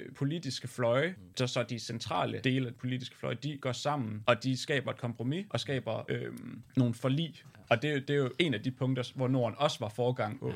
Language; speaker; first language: Swedish; non-native, learner; Danish